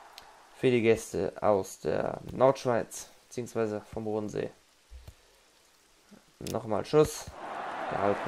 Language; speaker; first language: German; native; German